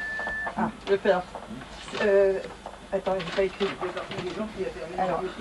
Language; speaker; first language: French; native; French